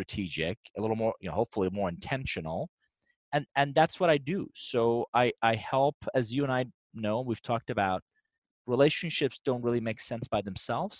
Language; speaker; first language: English; non-native, fluent; Persian